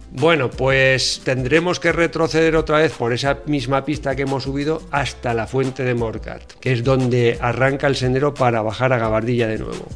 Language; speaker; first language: Spanish; native; Spanish